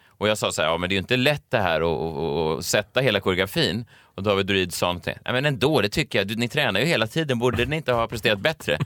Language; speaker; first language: Swedish; native; Swedish